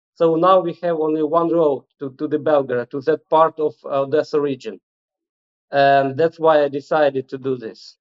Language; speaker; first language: English; non-native, fluent; Ukrainian